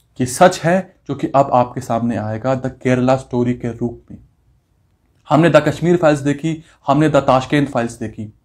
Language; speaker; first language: Hindi; native; Hindi